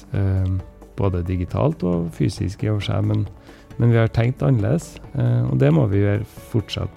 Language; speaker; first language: Norwegian; native; Norwegian